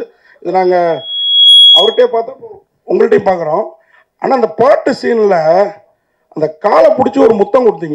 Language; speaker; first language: Tamil; native; Tamil